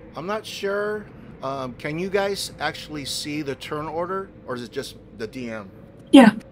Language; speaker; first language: English; native; English